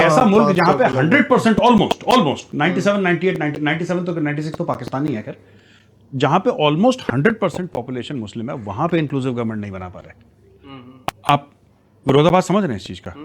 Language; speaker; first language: Hindi; native; Hindi